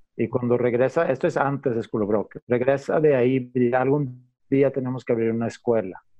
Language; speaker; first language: Spanish; non-native, fluent; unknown